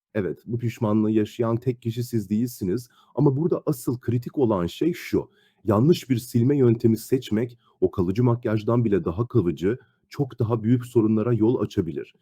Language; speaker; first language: Turkish; native; Turkish